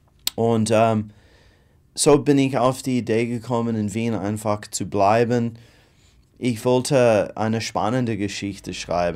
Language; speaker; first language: German; non-native, fluent; English